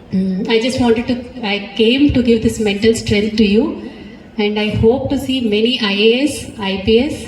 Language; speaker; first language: English; non-native, local second language; Telugu